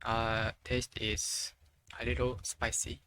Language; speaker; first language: English; non-native, learner; Japanese